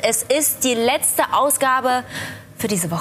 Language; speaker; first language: German; native; German